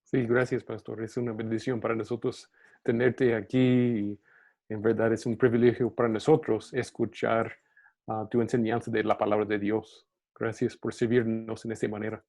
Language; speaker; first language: Spanish; non-native, fluent; English